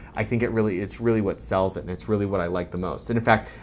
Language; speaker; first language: English; native; English